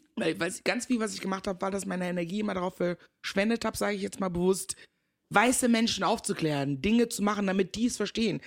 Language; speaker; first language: German; early bilingual, other home language; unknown